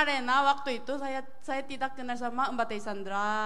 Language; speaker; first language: Indonesian; non-native, learner; Korean